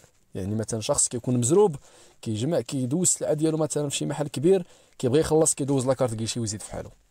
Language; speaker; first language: Arabic; native; Arabic